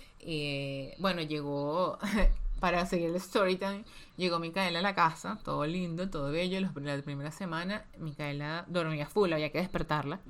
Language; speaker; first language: Spanish; native; Spanish